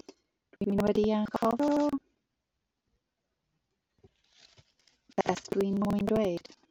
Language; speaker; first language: Welsh; non-native, learner; English